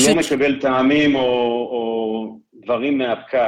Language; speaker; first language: Hebrew; non-native, fluent; English